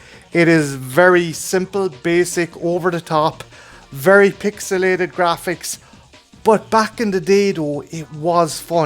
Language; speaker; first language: English; native; English